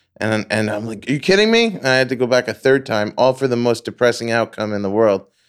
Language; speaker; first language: English; native; English